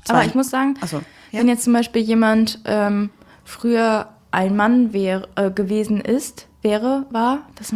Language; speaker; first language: German; native; German